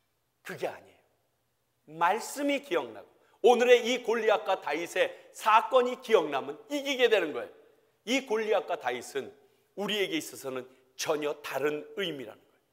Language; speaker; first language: Korean; native; Korean